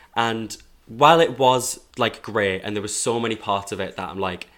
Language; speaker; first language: English; native; English